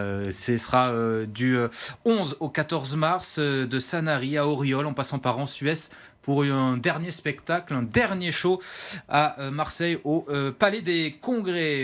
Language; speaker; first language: French; native; French